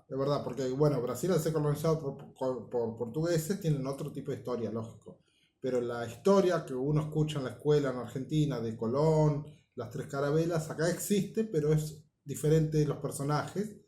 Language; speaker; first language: Spanish; native; Spanish